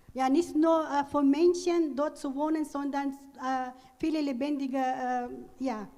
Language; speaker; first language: German; non-native, learner; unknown